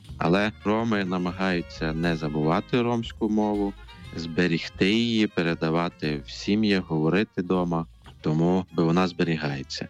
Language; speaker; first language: Ukrainian; non-native, local second language; Romany